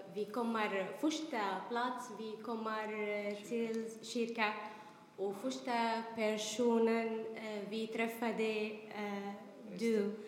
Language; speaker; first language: Swedish; non-native, learner; Arabic